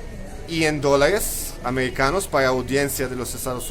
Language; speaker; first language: Spanish; non-native, learner; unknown